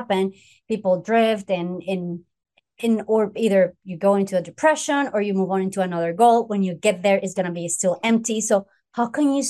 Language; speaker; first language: English; non-native, fluent; Spanish